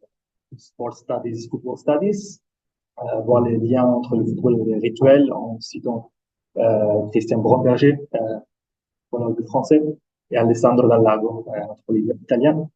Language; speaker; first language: French; non-native, fluent; Italian